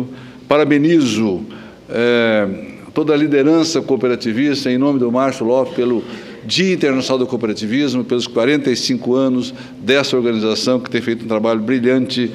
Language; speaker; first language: Portuguese; native; Portuguese